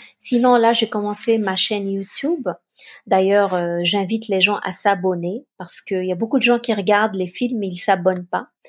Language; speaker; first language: French; non-native, local second language; Kabyle